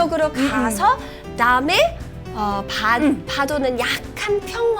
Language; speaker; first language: Korean; non-native, fluent; English